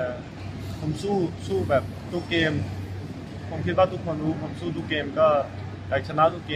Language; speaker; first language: Thai; early bilingual, heritage; Thai